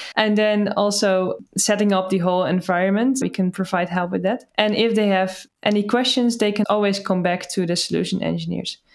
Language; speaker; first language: English; non-native, fluent; Dutch